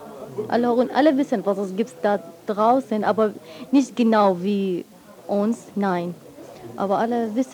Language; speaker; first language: German; non-native, learner; Arabic